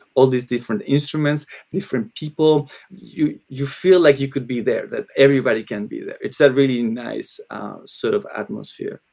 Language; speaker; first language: English; non-native, fluent; Spanish